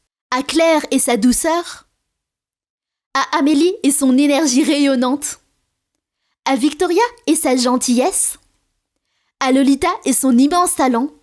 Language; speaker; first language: French; native; French